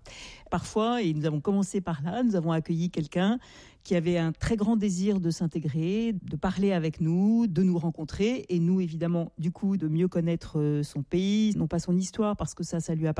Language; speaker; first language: French; native; French